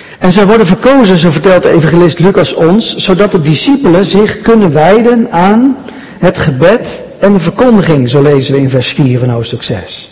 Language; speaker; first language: Dutch; native; Dutch